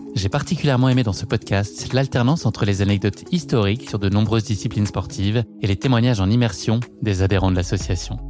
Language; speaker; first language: French; native; French